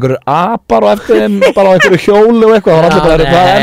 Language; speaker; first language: Icelandic; native; Icelandic